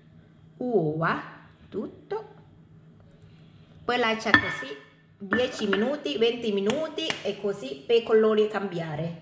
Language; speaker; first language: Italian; non-native, learner; Thai